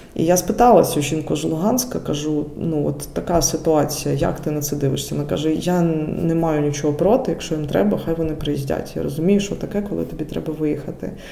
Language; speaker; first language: Ukrainian; non-native, local second language; Russian